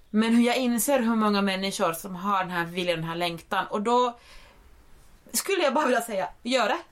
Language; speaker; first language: Swedish; native; Swedish